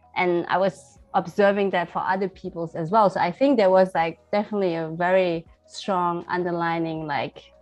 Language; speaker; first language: English; early bilingual, heritage; Chinese